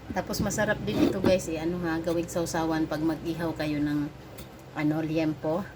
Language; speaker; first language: Filipino; non-native, local second language; Cebuano